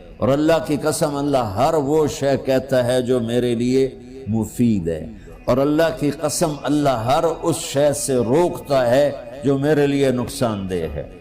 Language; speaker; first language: Urdu; non-native, local second language; Punjabi